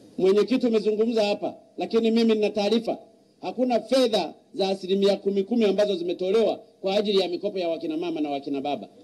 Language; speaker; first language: Swahili; native; Swahili